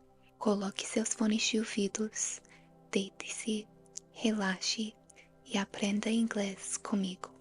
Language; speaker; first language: Portuguese; non-native, fluent; English